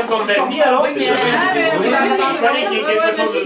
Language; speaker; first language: French; native; French